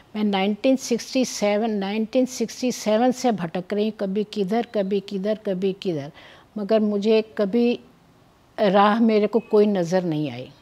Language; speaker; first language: Hindi; native; Hindi